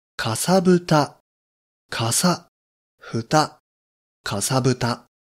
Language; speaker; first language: Japanese; native; Japanese